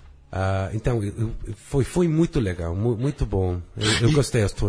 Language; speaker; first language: Portuguese; non-native, fluent; English